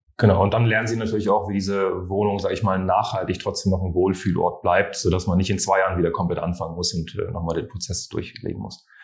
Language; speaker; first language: German; non-native, fluent; French